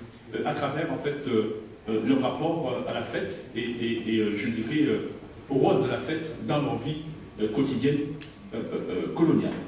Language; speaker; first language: French; native; French